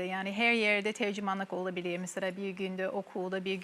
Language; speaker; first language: Turkish; non-native, fluent; English